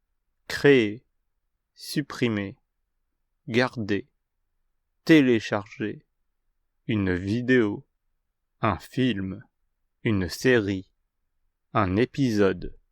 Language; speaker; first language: French; non-native, fluent; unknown